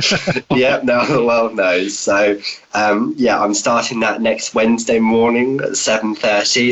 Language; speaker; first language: English; native; English